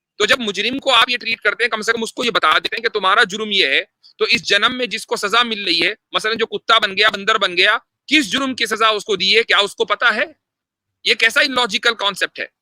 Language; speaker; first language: Hindi; native; Hindi